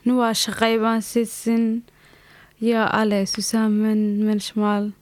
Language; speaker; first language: German; non-native, learner; Somali